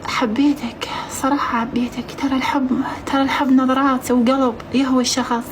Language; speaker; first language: Arabic; native; Arabic